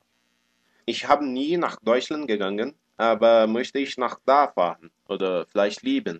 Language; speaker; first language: German; non-native, learner; Portuguese